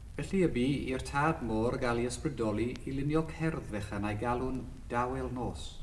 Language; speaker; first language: Welsh; non-native, local second language; English